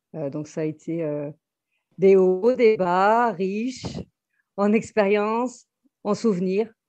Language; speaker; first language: French; native; French